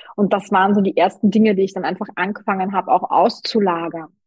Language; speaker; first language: German; native; German